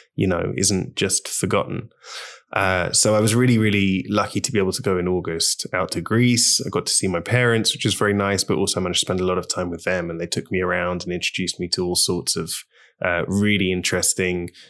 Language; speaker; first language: English; native; English